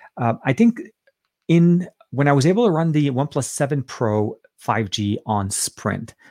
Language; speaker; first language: English; non-native, fluent; Arabic